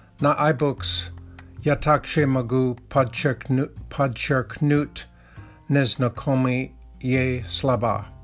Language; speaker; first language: Russian; non-native, learner; Czech